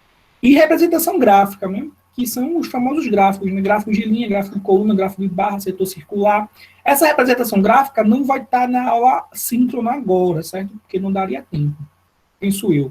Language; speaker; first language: Portuguese; native; Portuguese